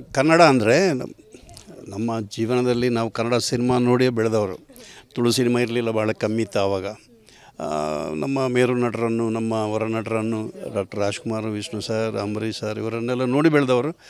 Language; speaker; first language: Kannada; non-native, local second language; Tulu